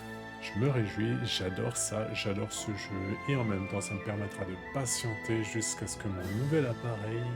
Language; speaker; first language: French; native; French